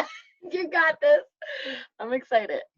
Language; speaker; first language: English; native; English